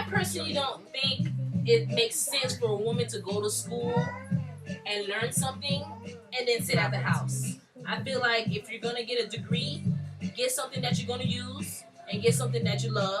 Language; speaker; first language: English; early bilingual, other home language; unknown